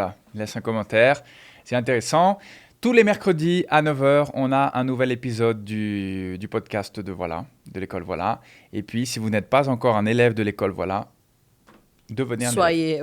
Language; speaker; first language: French; non-native, fluent; Portuguese